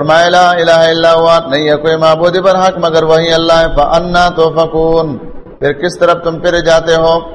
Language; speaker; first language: Urdu; non-native, local second language; Pashto